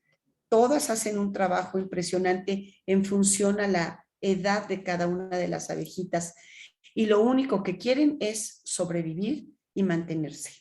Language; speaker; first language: Spanish; native; Spanish